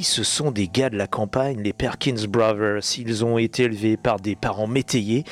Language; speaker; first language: French; native; French